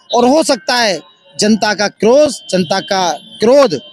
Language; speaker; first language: Hindi; native; Hindi